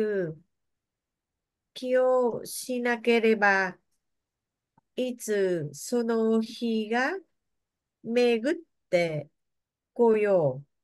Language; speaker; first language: Japanese; non-native, learner; Vietnamese